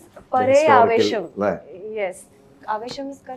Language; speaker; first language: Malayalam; early bilingual, heritage; Malayalam